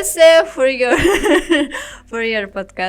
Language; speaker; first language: English; non-native, learner; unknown